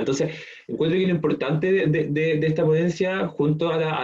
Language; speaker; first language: Spanish; native; Spanish